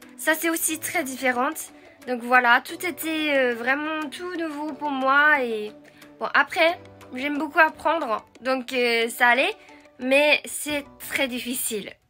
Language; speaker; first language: French; non-native, fluent; Japanese